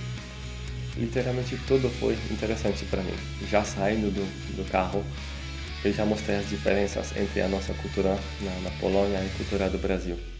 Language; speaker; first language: Portuguese; non-native, fluent; Polish